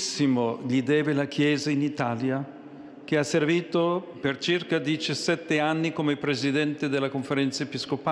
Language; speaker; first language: Italian; non-native, fluent; English